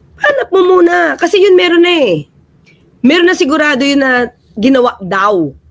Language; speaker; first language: Filipino; native; Filipino